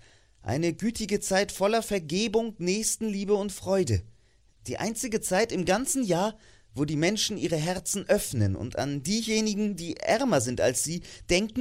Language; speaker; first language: German; native; German